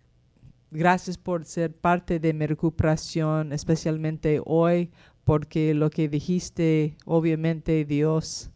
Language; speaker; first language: Spanish; non-native, fluent; English